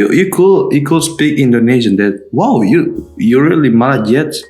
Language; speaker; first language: English; non-native, learner; Indonesian